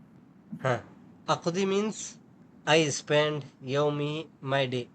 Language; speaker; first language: English; non-native, learner; Urdu